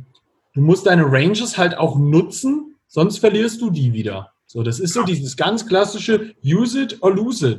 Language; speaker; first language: German; native; German